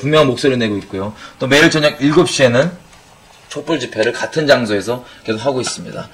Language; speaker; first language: Korean; native; Korean